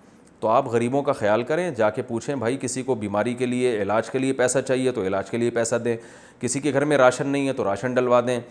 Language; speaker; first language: Urdu; native; Urdu